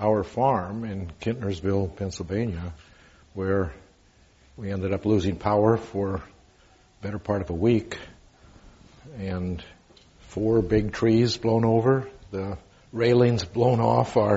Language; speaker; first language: English; native; English